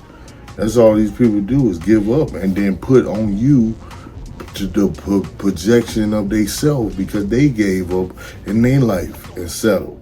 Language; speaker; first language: English; native; English